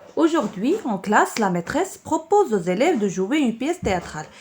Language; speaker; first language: French; non-native, local second language; Arabic